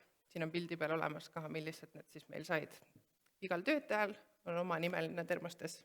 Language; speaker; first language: Estonian; native; Estonian